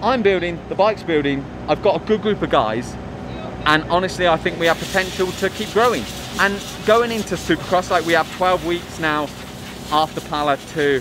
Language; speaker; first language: English; native; English